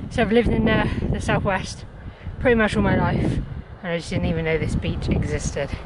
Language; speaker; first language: English; native; English